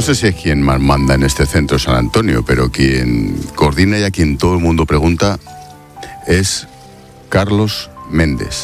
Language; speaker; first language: Spanish; native; Spanish